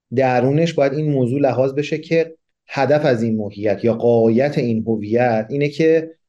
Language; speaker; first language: Persian; non-native, local second language; Kurdish